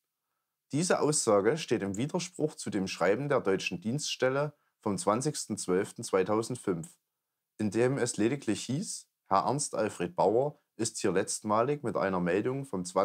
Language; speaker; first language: German; native; German